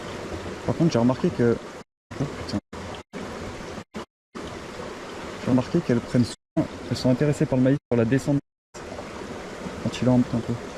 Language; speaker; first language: French; native; French